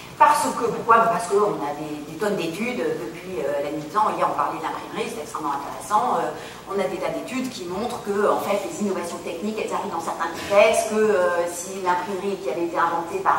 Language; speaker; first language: French; native; French